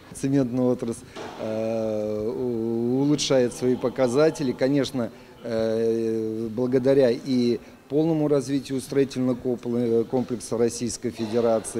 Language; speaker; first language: Russian; native; Russian